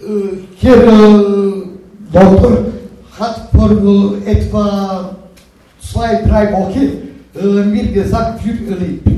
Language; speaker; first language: German; non-native, learner; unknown